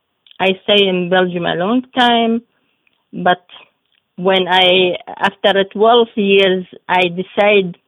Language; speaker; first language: English; non-native, learner; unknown